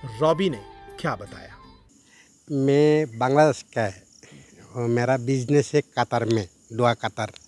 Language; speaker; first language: Hindi; non-native, learner; Bangla